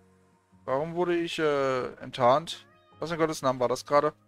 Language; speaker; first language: German; native; German